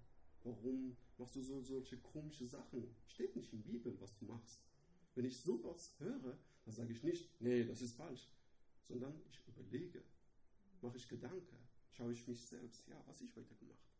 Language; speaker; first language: German; non-native, learner; Persian